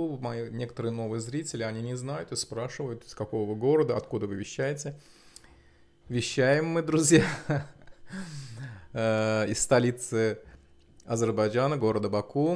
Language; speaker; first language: Russian; non-native, fluent; Azerbaijani